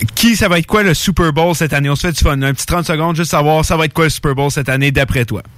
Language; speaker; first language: French; native; French